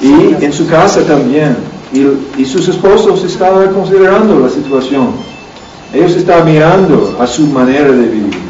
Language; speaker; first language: Spanish; non-native, learner; English